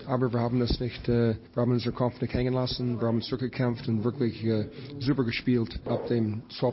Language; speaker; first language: German; non-native, fluent; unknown